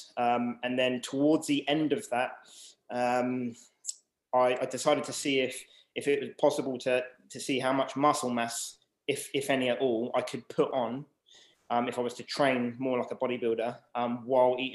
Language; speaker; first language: English; native; English